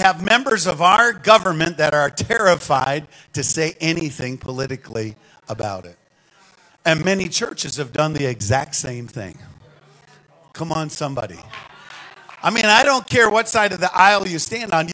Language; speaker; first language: English; native; English